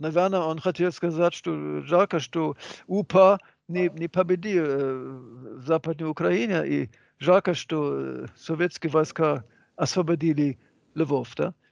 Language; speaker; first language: Russian; non-native, fluent; German